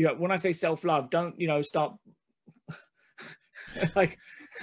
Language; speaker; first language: English; non-native, local second language; Hindi